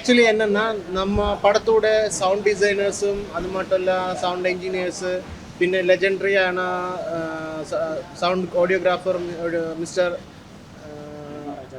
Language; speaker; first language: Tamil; non-native, learner; Malayalam